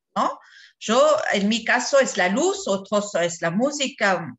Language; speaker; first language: Spanish; non-native, fluent; French